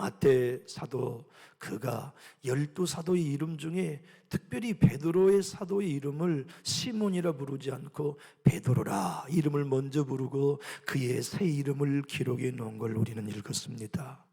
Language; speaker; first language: Korean; native; Korean